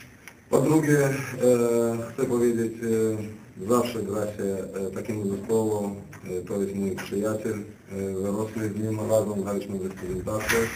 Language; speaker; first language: Polish; non-native, learner; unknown